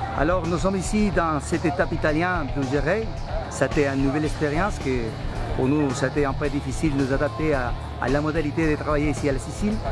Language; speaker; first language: French; non-native, fluent; Italian